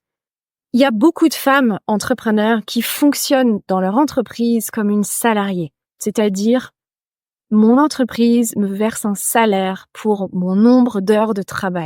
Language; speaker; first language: French; native; French